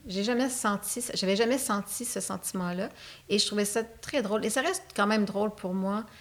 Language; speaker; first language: French; native; French